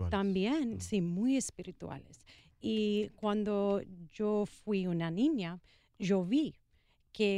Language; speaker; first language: Spanish; non-native, learner; English